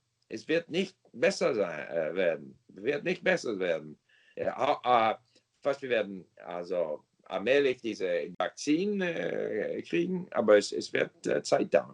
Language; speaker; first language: German; non-native, fluent; English